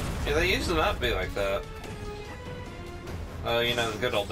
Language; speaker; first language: English; native; English